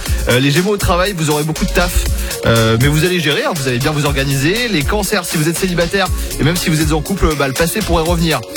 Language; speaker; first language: French; native; French